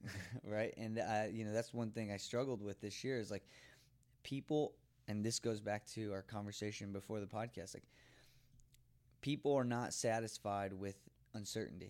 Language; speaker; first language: English; native; English